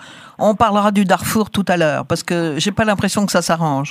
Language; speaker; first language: French; native; French